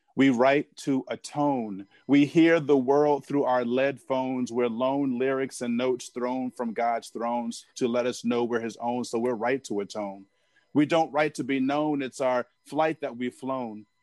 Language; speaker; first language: English; native; English